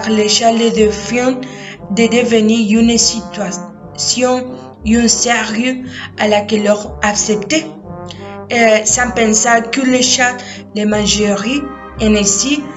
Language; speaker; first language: French; non-native, learner; Spanish